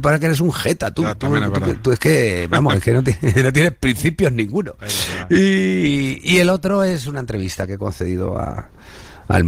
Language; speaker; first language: Spanish; native; Spanish